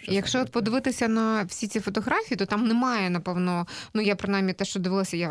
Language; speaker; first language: Ukrainian; native; Ukrainian